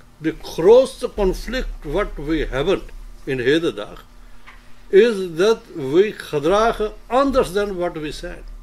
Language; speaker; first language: Dutch; non-native, fluent; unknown